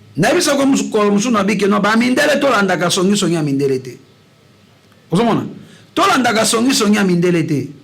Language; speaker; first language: Lingala; native; Lingala